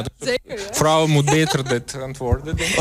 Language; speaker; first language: Dutch; non-native, learner; Russian